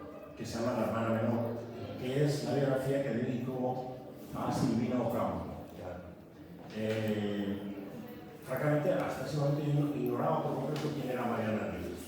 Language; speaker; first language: Spanish; native; Spanish